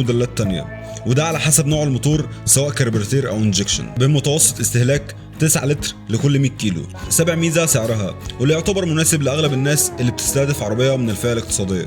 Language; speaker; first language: Arabic; native; Arabic